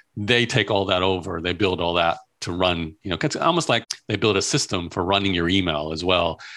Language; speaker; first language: English; native; English